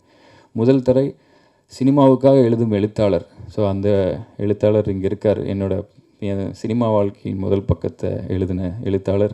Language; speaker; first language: Tamil; native; Tamil